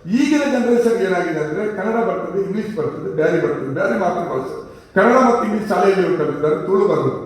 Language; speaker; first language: Kannada; non-native, local second language; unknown